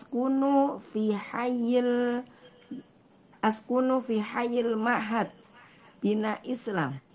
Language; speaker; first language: Arabic; non-native, learner; Indonesian